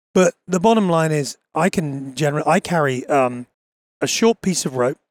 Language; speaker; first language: English; native; English